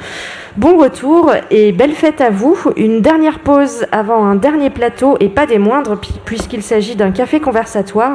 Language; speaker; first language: French; native; French